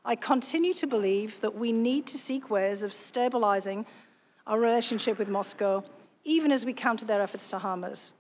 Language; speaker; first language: English; native; English